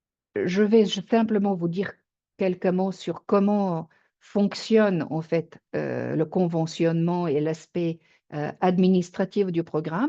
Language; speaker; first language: French; native; French